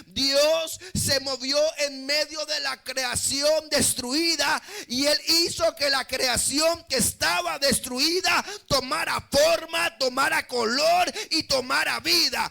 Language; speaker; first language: Spanish; native; Spanish